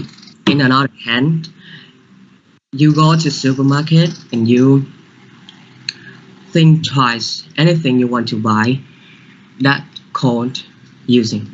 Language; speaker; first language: English; non-native, learner; Vietnamese